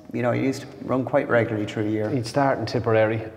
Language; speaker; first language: English; native; English